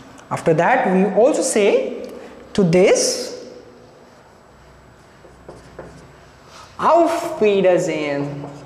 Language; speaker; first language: English; non-native, local second language; Marathi